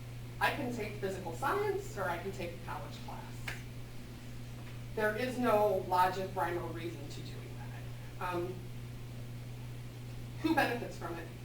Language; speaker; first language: English; native; English